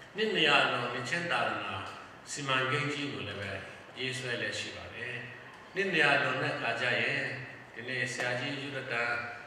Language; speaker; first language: Burmese; non-native, local second language; Tedim Chin